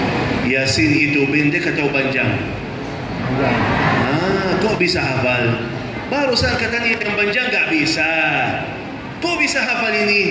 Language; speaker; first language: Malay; non-native, fluent; Arabic